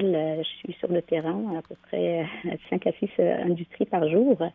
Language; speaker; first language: French; non-native, local second language; Arabic